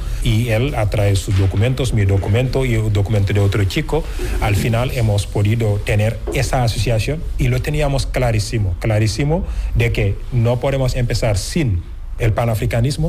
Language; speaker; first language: Spanish; non-native, fluent; Wolof